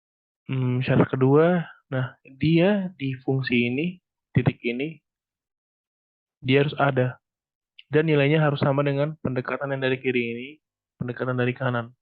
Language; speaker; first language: Indonesian; native; Indonesian